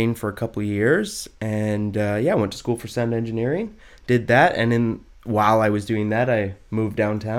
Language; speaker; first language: English; native; English